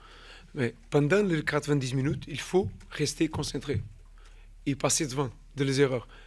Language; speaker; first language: French; non-native, fluent; Portuguese